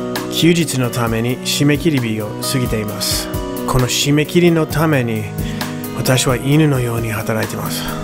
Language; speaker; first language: Japanese; non-native, fluent; English